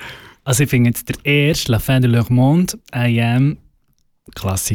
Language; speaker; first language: German; native; German